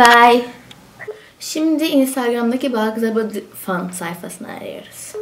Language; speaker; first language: Turkish; native; Turkish